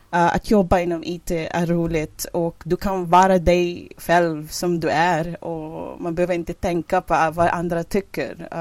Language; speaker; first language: Swedish; non-native, fluent; English